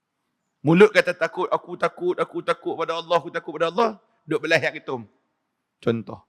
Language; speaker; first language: Malay; native; Malay